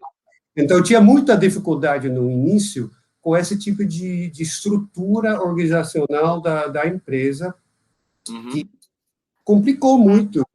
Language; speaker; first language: Portuguese; non-native, fluent; Dutch